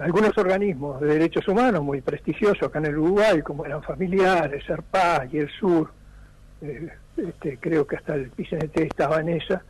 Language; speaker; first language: Spanish; native; Spanish